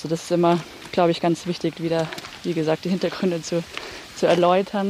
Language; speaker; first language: German; native; German